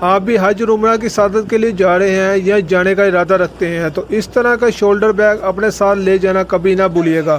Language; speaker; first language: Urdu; non-native, local second language; Punjabi